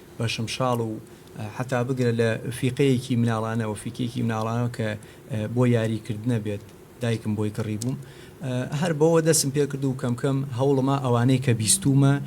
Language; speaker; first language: Central Kurdish; non-native, local second language; Gurani